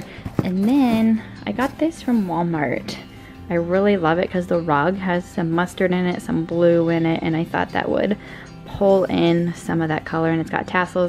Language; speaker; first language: English; native; English